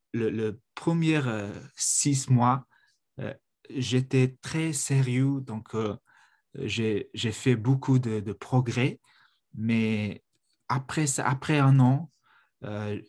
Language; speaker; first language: French; non-native, fluent; Mongolian